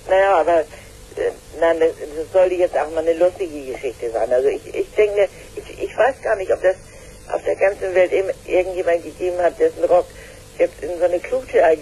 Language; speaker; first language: German; native; German